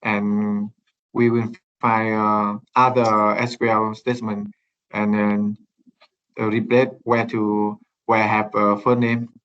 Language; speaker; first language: English; non-native, learner; Vietnamese